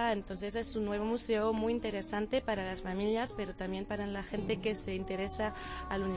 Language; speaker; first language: Spanish; non-native, fluent; French